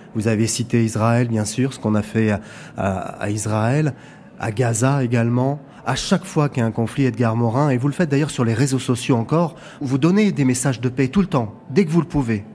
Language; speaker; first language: French; native; French